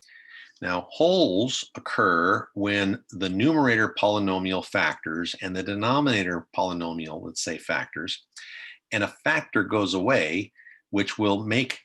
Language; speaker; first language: English; native; English